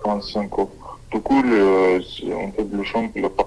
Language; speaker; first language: French; non-native, learner; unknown